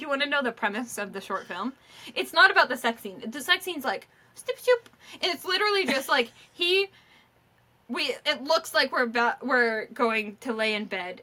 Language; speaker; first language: English; native; English